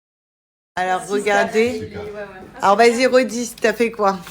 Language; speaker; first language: French; native; French